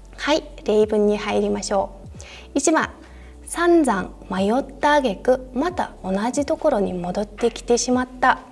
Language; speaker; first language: Japanese; non-native, fluent; Mongolian